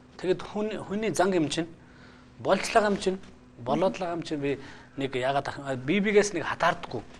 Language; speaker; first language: Mongolian; non-native, fluent; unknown